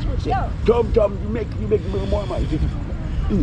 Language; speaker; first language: English; non-native, learner; German